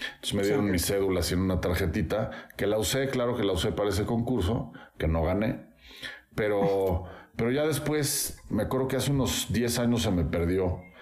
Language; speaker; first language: Spanish; native; Spanish